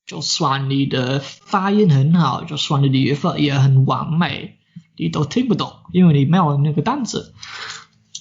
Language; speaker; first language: Chinese; non-native, fluent; English